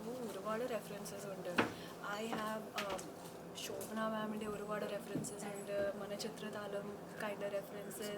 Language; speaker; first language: Malayalam; early bilingual, heritage; Malayalam